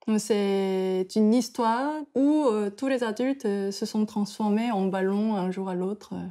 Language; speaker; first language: French; non-native, fluent; Korean